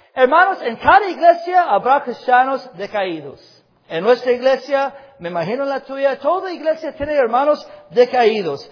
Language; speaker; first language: Spanish; non-native, fluent; English